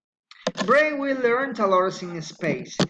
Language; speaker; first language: English; non-native, fluent; Spanish